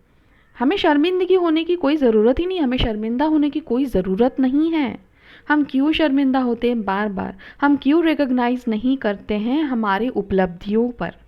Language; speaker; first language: Hindi; non-native, local second language; Marathi